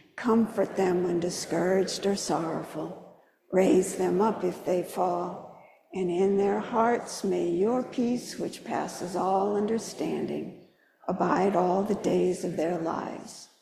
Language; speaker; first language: English; native; English